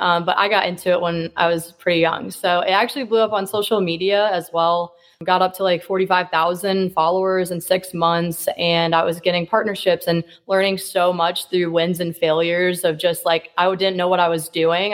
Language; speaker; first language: English; native; English